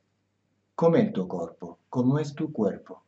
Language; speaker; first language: Italian; native; Italian